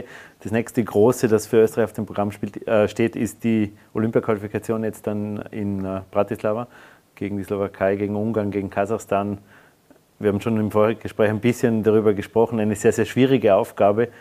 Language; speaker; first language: German; native; German